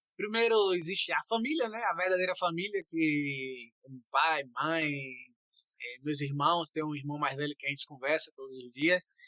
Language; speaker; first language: Portuguese; native; Portuguese